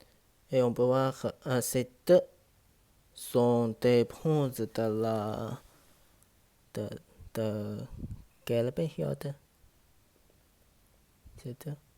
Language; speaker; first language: French; non-native, learner; Chinese